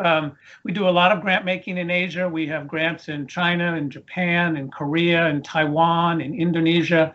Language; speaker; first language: English; native; English